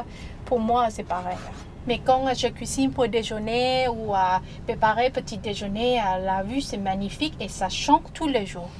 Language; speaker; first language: French; non-native, learner; Thai